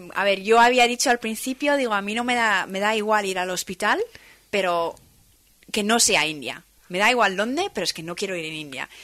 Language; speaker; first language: Spanish; non-native, fluent; Dutch